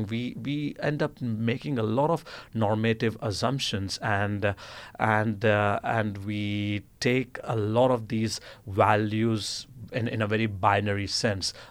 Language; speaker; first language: English; non-native, local second language; Gujarati